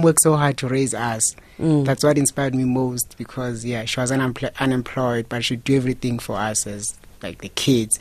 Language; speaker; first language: English; non-native, local second language; Xhosa